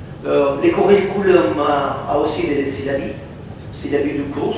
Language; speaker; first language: French; non-native, fluent; Catalan